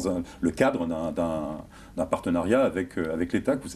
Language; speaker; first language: French; native; French